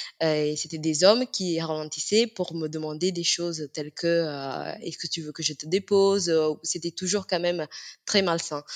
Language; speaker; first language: French; non-native, fluent; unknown